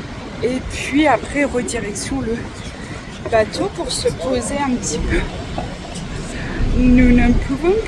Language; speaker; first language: French; native; French